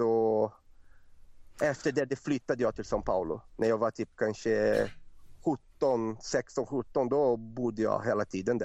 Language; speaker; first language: Swedish; non-native, fluent; Portuguese